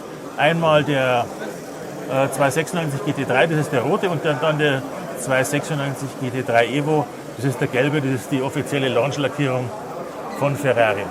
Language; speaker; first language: German; native; German